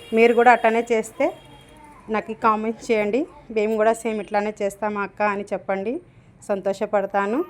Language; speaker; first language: Telugu; non-native, local second language; Urdu